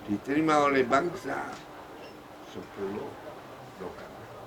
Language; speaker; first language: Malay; non-native, local second language; Javanese